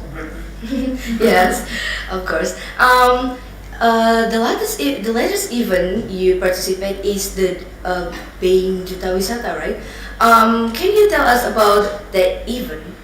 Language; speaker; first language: English; non-native, learner; Indonesian